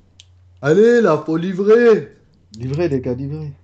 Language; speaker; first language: French; native; French